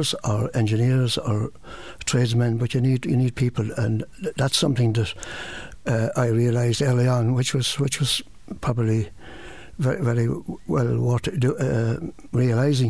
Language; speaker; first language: English; native; English